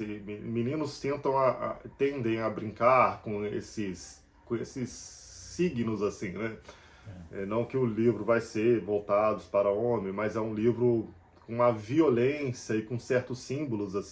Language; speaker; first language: Portuguese; native; Portuguese